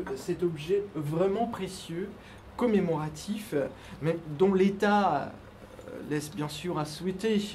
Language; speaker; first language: French; non-native, fluent; Russian